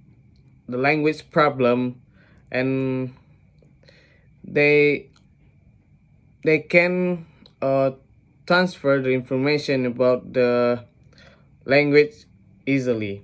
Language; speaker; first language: English; non-native, learner; Indonesian